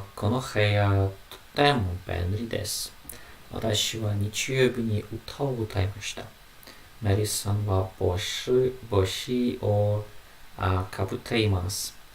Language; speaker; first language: Japanese; non-native, learner; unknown